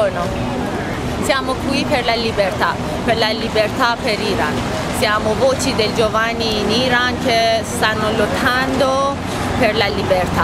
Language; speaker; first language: Italian; non-native, learner; Persian